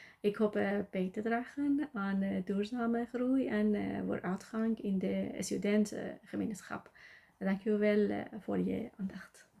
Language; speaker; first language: Dutch; non-native, learner; Persian